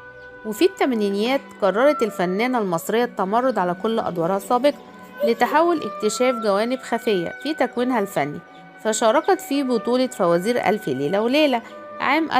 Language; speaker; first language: Arabic; native; Arabic